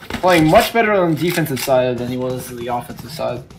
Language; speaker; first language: English; native; English